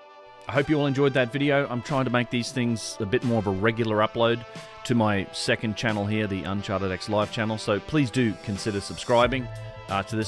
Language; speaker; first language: English; native; English